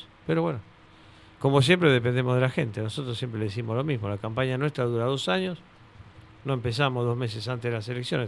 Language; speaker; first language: Spanish; native; Spanish